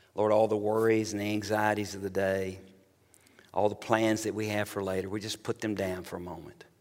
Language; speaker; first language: English; native; English